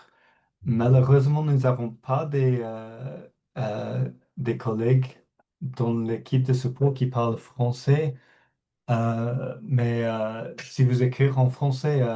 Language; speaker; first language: French; non-native, fluent; English